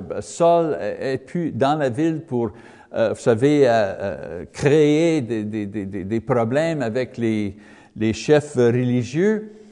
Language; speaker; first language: French; non-native, learner; English